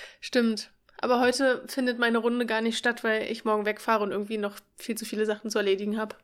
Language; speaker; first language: German; native; German